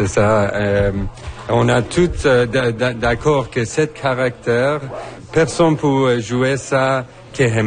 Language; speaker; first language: French; non-native, learner; Persian